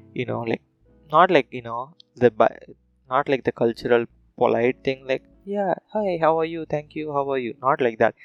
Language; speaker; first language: English; non-native, local second language; Telugu